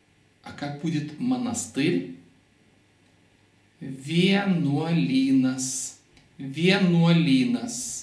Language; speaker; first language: Russian; non-native, fluent; Lithuanian